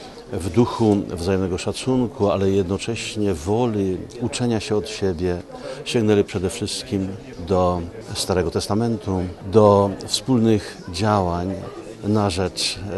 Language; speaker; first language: Polish; native; Polish